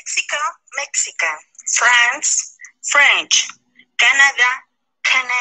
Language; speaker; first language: English; non-native, learner; Spanish